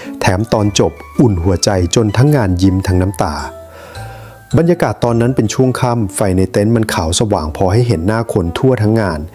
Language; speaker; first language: Thai; native; Thai